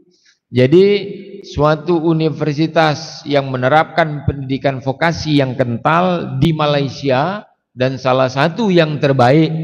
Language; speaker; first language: Indonesian; native; Indonesian